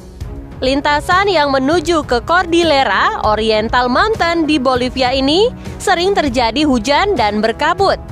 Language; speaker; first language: Indonesian; native; Indonesian